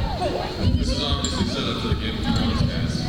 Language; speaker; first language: English; native; English